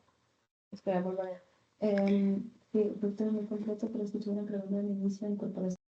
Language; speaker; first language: Spanish; non-native, learner; French